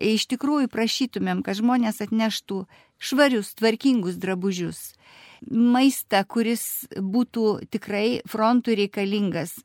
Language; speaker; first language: Lithuanian; non-native, fluent; Russian